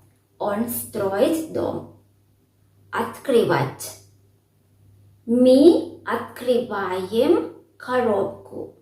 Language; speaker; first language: Russian; non-native, fluent; Sinhala